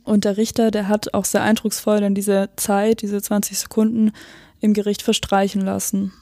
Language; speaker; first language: German; native; German